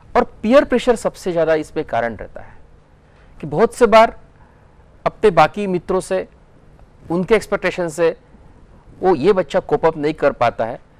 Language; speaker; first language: Hindi; non-native, local second language; Marathi